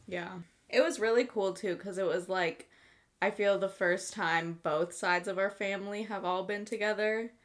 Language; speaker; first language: English; early bilingual, other home language; Spanish